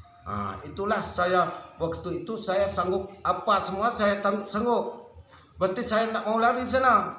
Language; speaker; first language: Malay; non-native, local second language; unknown